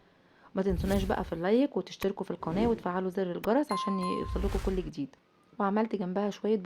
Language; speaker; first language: Arabic; native; Arabic